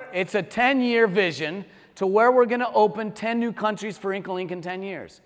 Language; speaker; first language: English; early bilingual, heritage; English